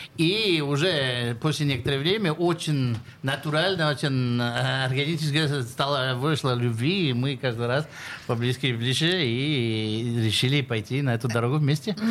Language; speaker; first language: Russian; early bilingual, heritage; Russian